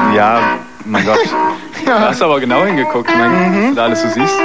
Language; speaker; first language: German; native; German